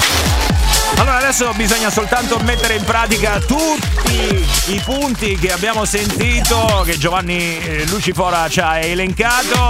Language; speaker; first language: Italian; native; Italian